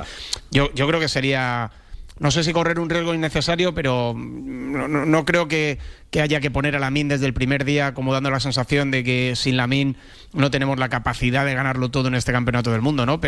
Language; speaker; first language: Spanish; native; Spanish